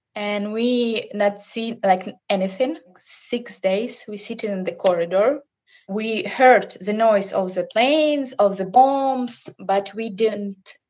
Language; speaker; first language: English; non-native, learner; Russian